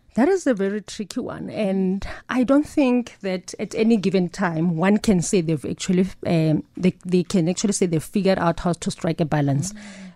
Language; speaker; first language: English; non-native, local second language; Northern Sotho